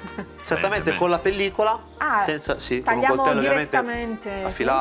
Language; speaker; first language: Italian; native; Italian